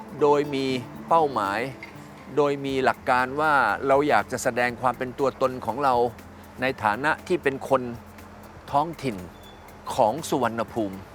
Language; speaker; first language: Thai; native; Thai